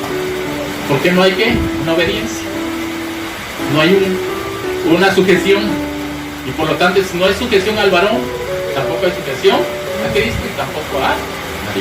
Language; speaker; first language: Spanish; native; Spanish